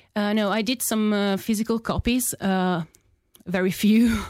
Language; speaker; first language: English; non-native, fluent; Italian